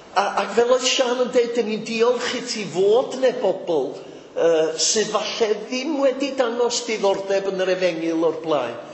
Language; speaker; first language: Welsh; native; Welsh